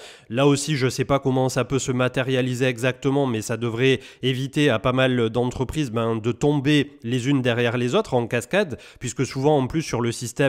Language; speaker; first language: French; native; French